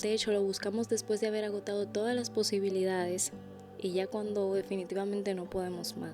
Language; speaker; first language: Spanish; native; Spanish